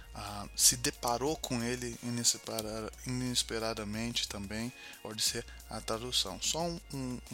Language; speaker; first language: Portuguese; non-native, fluent; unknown